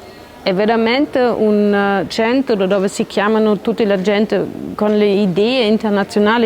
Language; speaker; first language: Italian; non-native, learner; German